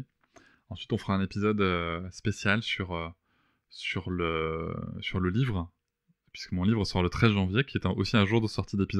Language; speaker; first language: French; native; French